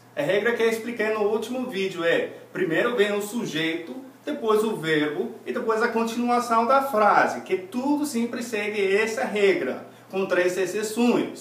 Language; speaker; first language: Portuguese; non-native, fluent; English